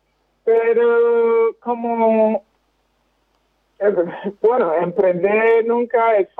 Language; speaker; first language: Spanish; non-native, fluent; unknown